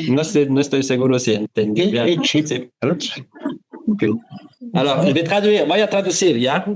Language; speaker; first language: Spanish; non-native, fluent; French